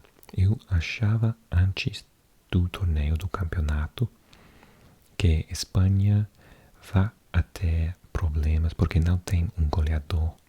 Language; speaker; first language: Portuguese; non-native, learner; English